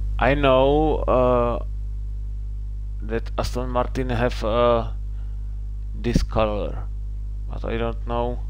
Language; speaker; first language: English; non-native, learner; Czech